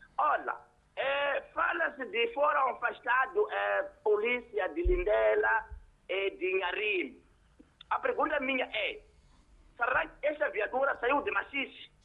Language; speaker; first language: Portuguese; non-native, local second language; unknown